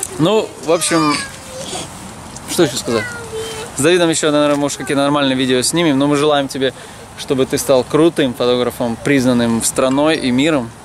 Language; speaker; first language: Russian; native; Russian